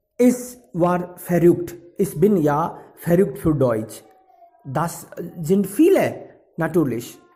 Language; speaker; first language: German; non-native, fluent; Hindi